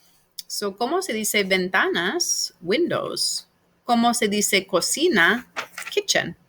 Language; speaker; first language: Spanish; non-native, fluent; English